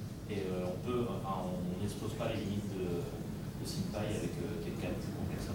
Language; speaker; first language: French; native; French